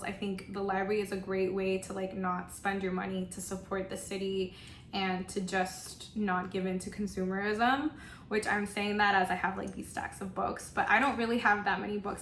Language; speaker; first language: English; non-native, local second language; Spanish